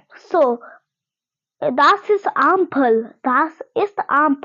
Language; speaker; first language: German; non-native, learner; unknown